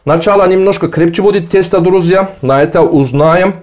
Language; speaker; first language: Russian; non-native, learner; Turkish